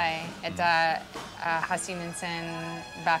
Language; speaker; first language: Basque; non-native, learner; English